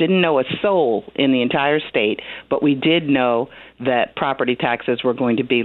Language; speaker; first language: English; native; English